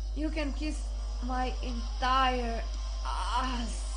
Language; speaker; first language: English; non-native, fluent; Romanian